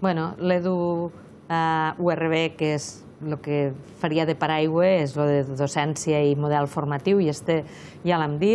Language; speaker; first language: Catalan; native; Catalan